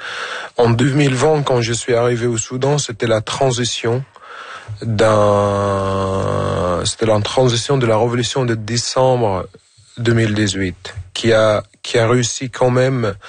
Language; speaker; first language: French; non-native, fluent; Arabic